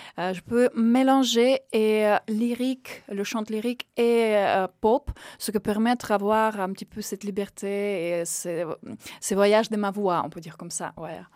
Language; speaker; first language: French; non-native, fluent; Russian